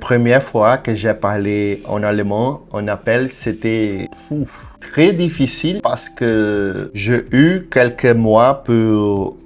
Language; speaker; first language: French; non-native, learner; Portuguese